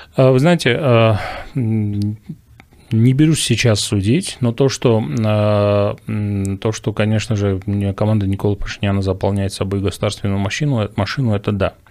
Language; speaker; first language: Russian; non-native, local second language; Armenian